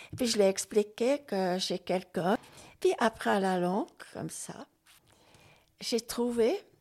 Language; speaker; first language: French; non-native, local second language; Swiss German